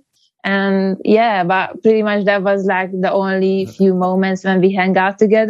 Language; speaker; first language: English; non-native, fluent; Hungarian